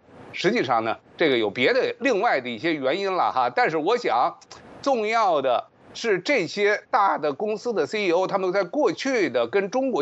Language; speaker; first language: Chinese; native; Chinese